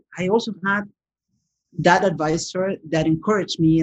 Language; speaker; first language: English; non-native, fluent; Spanish